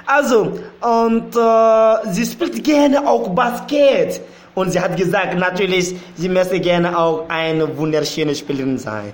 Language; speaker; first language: German; non-native, learner; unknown